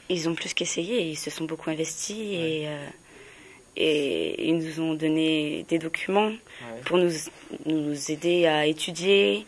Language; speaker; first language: French; native; French